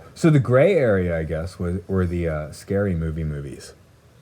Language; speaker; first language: English; native; English